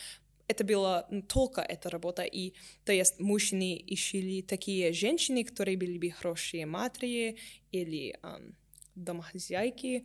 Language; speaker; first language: Russian; non-native, learner; English